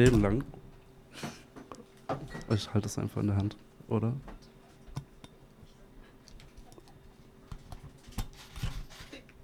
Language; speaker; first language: German; native; German